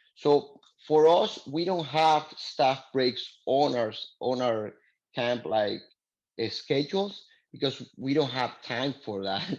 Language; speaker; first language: English; non-native, fluent; Spanish